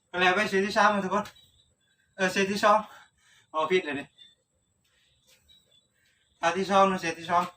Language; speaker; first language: Thai; non-native, local second language; Northeastern Thai